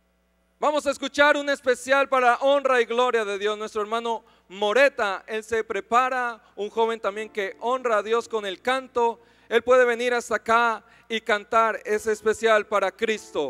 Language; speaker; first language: Spanish; native; Spanish